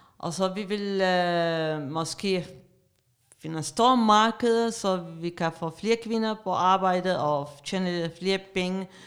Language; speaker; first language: Danish; non-native, fluent; Arabic